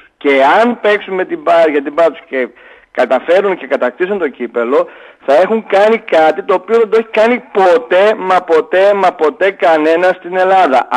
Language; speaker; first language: Greek; native; Greek